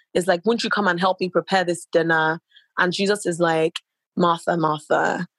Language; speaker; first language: English; non-native, local second language; Yoruba